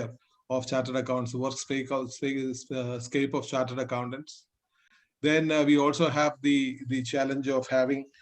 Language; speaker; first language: English; non-native, local second language; Malayalam